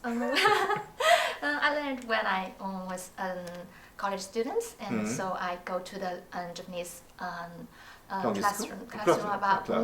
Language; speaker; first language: English; non-native, learner; Chinese